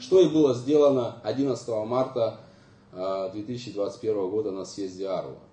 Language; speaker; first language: Russian; native; Russian